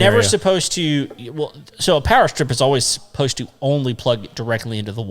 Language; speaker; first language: English; native; English